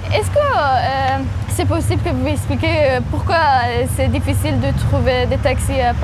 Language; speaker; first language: French; non-native, learner; Persian